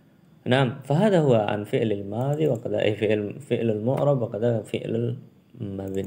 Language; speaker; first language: Arabic; non-native, fluent; Indonesian